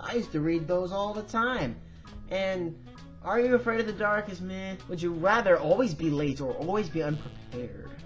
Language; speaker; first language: English; native; English